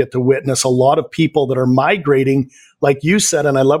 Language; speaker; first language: English; native; English